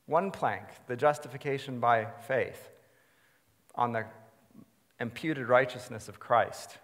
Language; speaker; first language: English; native; English